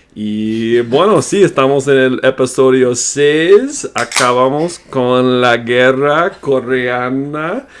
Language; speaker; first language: Spanish; non-native, fluent; English